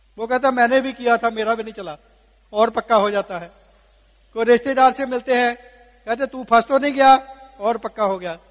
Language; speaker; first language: Hindi; non-native, local second language; Punjabi